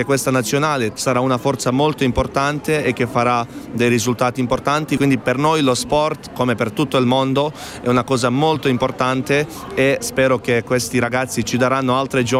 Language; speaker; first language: Italian; non-native, fluent; Bosnian